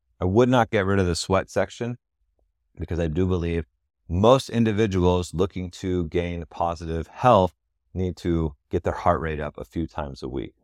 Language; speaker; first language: English; native; English